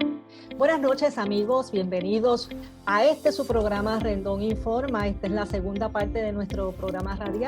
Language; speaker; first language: Spanish; native; Spanish